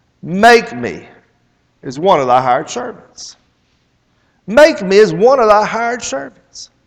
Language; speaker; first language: English; native; English